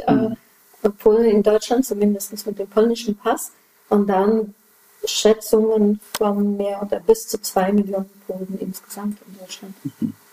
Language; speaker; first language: German; non-native, fluent; Polish